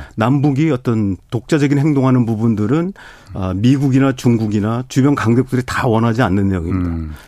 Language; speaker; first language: Korean; native; Korean